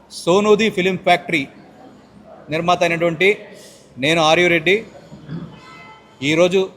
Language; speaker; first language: Telugu; native; Telugu